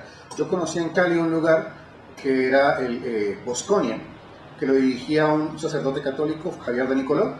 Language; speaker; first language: Spanish; native; Spanish